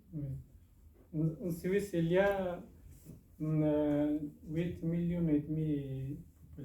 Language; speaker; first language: French; non-native, learner; Persian